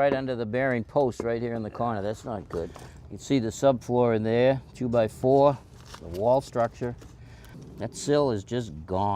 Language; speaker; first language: English; native; English